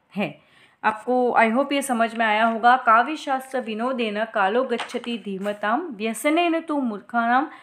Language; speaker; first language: Hindi; non-native, local second language; Gujarati